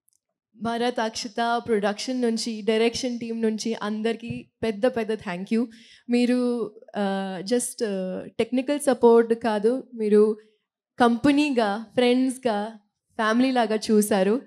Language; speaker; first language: Telugu; non-native, local second language; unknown